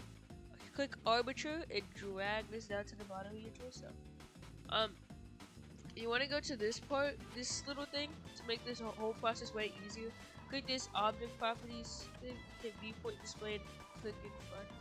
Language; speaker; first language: English; native; English